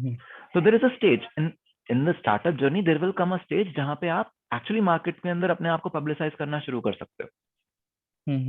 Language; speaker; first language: Hindi; native; Hindi